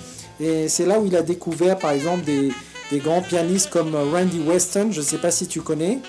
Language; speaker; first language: French; native; French